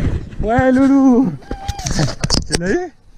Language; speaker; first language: French; native; French